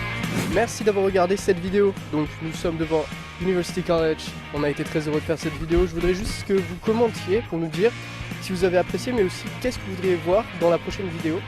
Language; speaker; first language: French; native; French